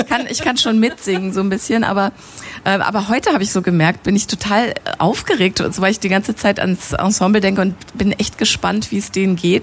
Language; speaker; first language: German; native; German